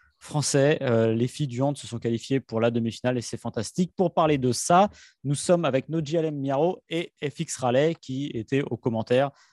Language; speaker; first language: French; native; French